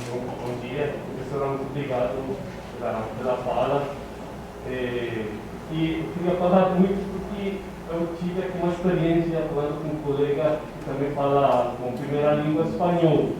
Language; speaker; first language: Portuguese; non-native, fluent; Spanish